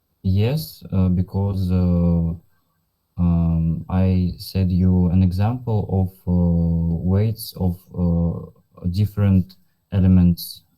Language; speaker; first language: English; non-native, learner; Russian